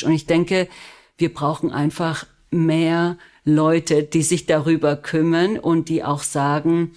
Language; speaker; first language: German; early bilingual, other home language; Spanish